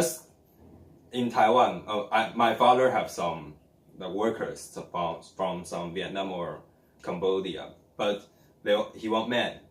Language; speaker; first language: English; non-native, learner; Chinese